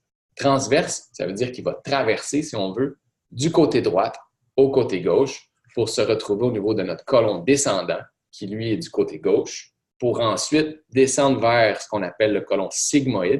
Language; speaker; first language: French; native; French